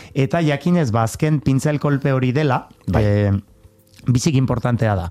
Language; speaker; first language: Basque; non-native, local second language; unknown